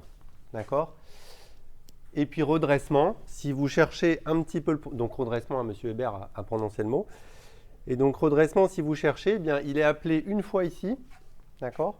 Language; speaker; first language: French; native; French